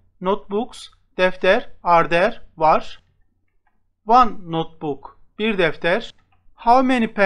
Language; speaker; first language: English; non-native, fluent; Turkish